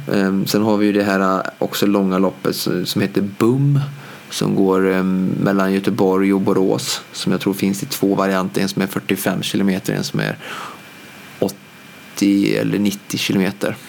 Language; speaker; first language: Swedish; native; Swedish